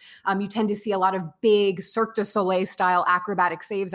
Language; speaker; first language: English; native; English